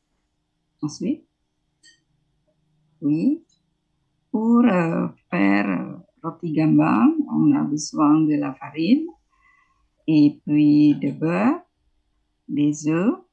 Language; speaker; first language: French; non-native, fluent; Indonesian